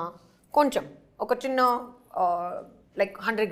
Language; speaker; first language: Telugu; non-native, learner; Hindi